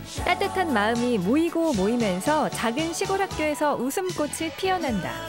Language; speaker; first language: Korean; native; Korean